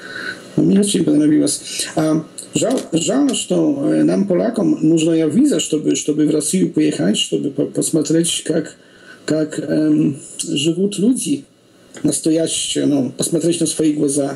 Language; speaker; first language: Russian; non-native, learner; Polish